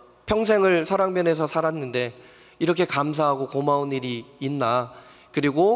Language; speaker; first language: Korean; native; Korean